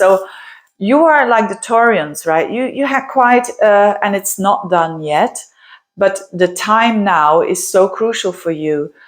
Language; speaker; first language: English; non-native, fluent; Dutch